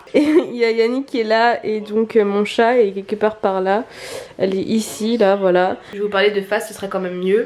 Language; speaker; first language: French; native; French